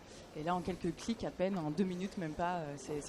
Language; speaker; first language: French; native; French